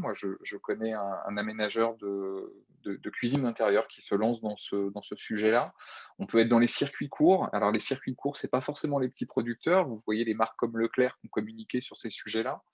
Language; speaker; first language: French; native; French